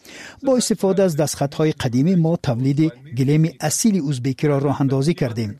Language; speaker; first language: Persian; non-native, fluent; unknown